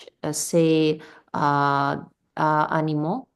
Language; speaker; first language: French; non-native, learner; English